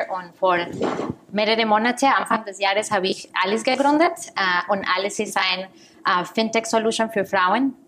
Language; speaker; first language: German; non-native, fluent; Spanish